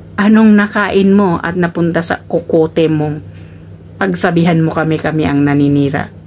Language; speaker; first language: Filipino; non-native, local second language; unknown